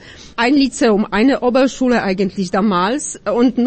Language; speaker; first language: German; non-native, fluent; Polish